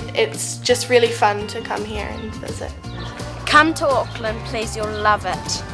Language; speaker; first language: English; native; English